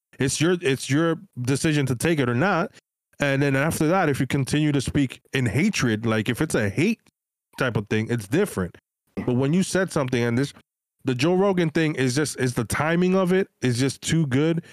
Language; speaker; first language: English; early bilingual, other home language; Spanish